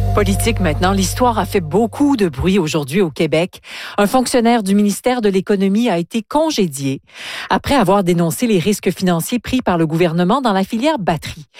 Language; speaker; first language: French; native; French